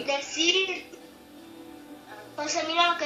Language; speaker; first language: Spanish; early bilingual, heritage; Spanish